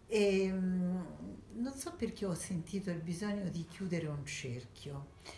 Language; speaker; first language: Italian; early bilingual, other home language; Armenian